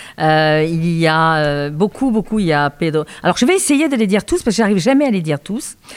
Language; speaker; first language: French; native; French